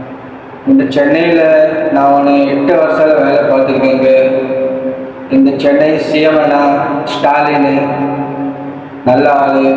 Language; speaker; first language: Tamil; non-native, local second language; Hindi